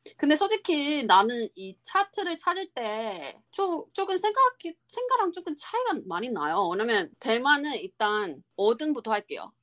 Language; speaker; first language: Korean; non-native, fluent; Chinese